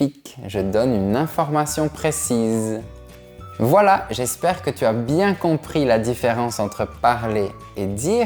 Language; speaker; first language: French; native; French